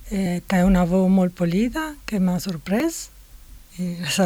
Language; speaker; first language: Catalan; non-native, fluent; Italian